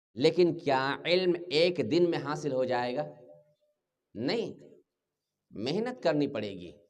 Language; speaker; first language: Urdu; native; Urdu